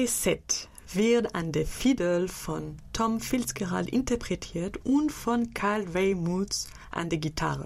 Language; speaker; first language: German; native; German